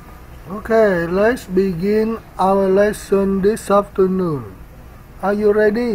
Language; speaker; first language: English; non-native, learner; Vietnamese